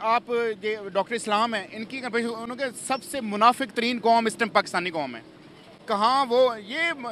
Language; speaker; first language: Urdu; non-native, local second language; Punjabi